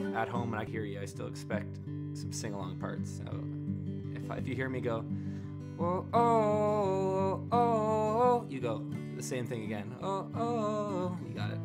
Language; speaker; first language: English; native; English